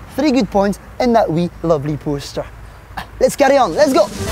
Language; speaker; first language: English; non-native, fluent; French